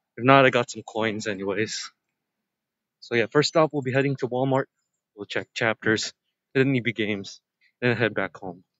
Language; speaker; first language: English; native; English